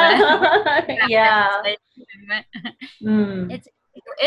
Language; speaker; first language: English; native; English